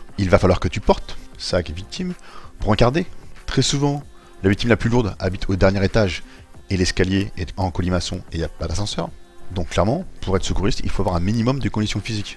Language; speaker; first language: French; native; French